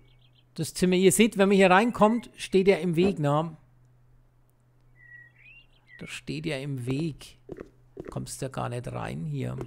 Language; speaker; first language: German; native; German